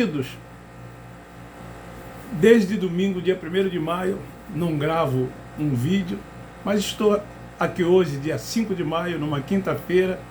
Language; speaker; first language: Portuguese; native; Portuguese